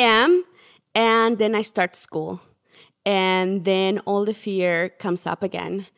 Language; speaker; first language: English; non-native, fluent; Spanish